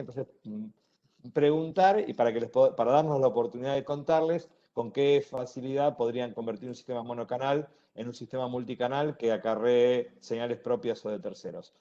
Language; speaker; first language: Spanish; native; Spanish